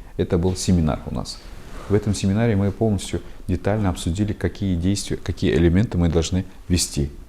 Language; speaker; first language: Russian; non-native, local second language; Kazakh